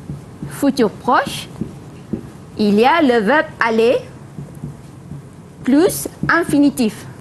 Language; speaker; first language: French; non-native, fluent; Malay